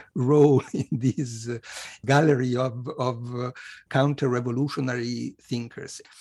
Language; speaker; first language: English; non-native, fluent; Italian